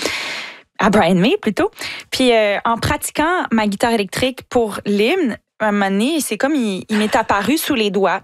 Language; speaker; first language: French; native; French